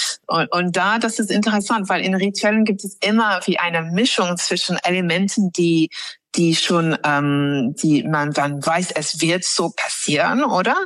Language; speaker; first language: German; non-native, fluent; English